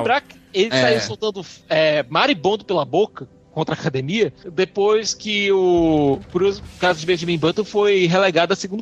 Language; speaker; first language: Portuguese; native; Portuguese